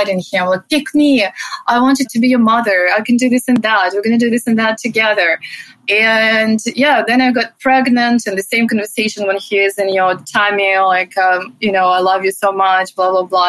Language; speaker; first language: English; non-native, fluent; Russian